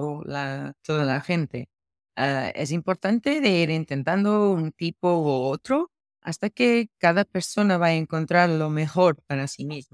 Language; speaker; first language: Spanish; non-native, fluent; Portuguese